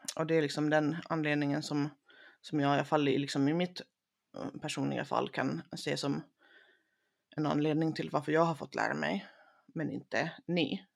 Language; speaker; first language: Swedish; early bilingual, other home language; Finnish